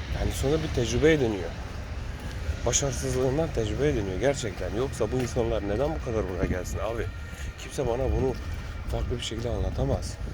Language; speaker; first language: Turkish; early bilingual, heritage; Turkish